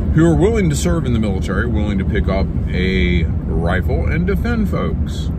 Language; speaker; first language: English; native; English